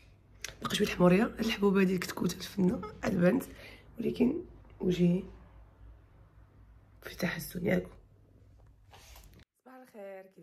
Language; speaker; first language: Arabic; native; Arabic